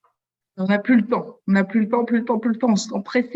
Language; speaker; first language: French; native; French